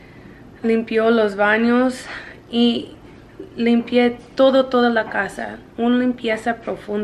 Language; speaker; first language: Spanish; early bilingual, heritage; Spanish